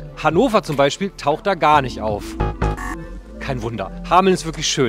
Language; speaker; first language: German; native; German